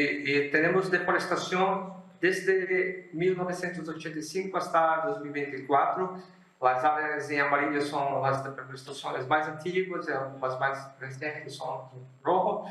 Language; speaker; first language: Spanish; non-native, fluent; Portuguese